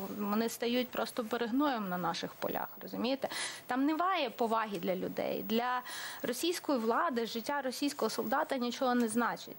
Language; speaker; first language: Ukrainian; native; Ukrainian